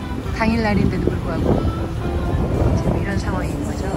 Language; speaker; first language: Korean; native; Korean